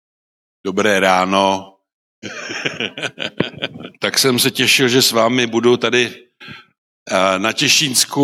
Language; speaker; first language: Czech; non-native, local second language; Polish